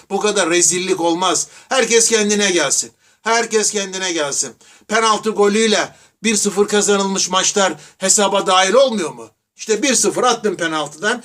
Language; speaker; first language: Turkish; native; Turkish